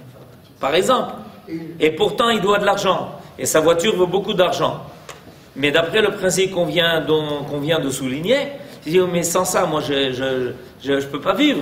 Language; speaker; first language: French; native; French